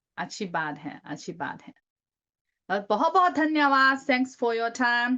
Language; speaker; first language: Hindi; non-native, learner; Chinese